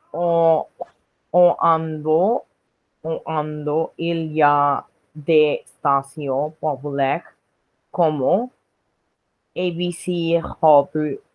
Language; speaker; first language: French; non-native, learner; Bangla